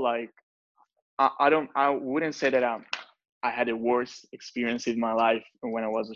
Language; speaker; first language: English; non-native, fluent; Italian